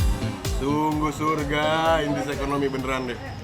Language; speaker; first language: Indonesian; native; Indonesian